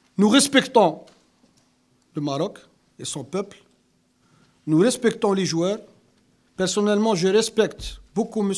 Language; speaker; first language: French; non-native, local second language; Arabic